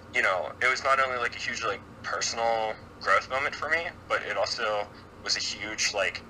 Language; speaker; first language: English; native; English